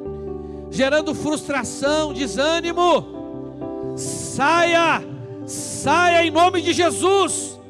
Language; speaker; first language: Portuguese; native; Portuguese